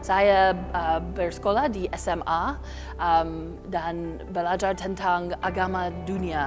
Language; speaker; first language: Indonesian; non-native, learner; English